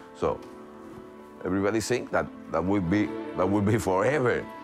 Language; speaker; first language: English; non-native, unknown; Spanish